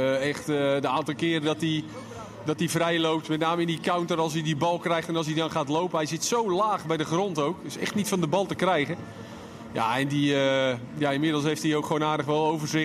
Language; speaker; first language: Dutch; native; Dutch